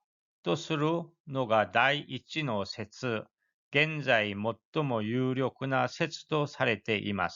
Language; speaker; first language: Japanese; non-native, fluent; Korean